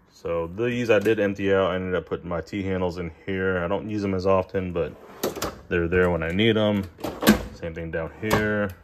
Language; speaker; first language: English; native; English